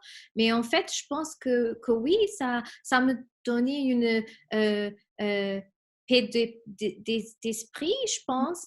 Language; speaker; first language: French; non-native, fluent; Spanish